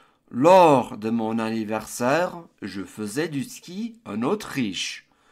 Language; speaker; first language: French; non-native, fluent; English